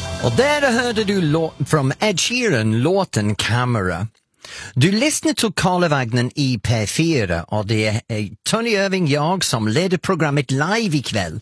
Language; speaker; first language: Swedish; non-native, fluent; English